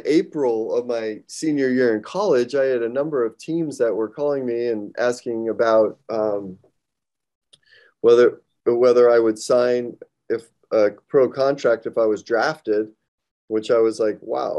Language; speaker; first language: English; native; English